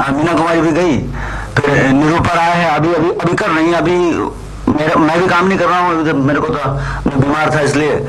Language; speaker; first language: Hindi; non-native, local second language; Bangla